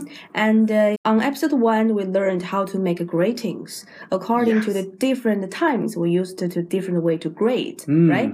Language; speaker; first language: English; non-native, fluent; Chinese